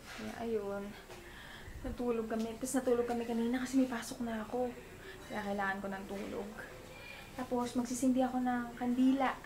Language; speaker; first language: Filipino; native; Filipino